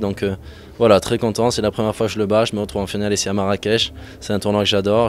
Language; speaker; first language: French; native; French